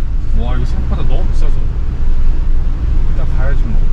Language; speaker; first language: Korean; native; Korean